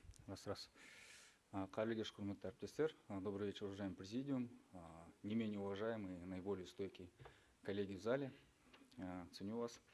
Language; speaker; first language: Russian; native; Russian